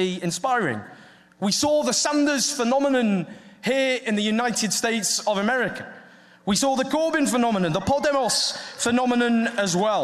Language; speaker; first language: English; native; English